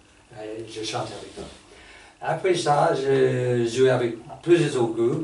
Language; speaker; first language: French; non-native, fluent; English